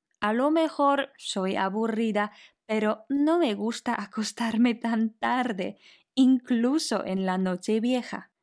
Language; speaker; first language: Spanish; non-native, fluent; Polish